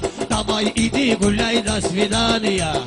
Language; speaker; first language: Russian; non-native, learner; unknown